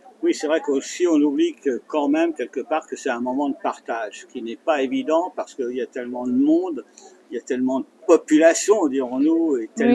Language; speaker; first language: French; native; French